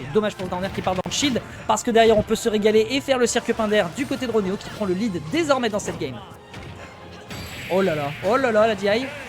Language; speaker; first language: French; native; French